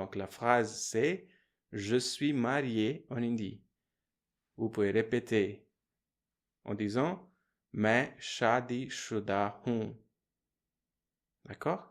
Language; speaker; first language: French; non-native, fluent; Hindi